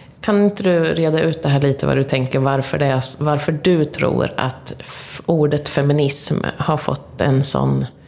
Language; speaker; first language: Swedish; native; Swedish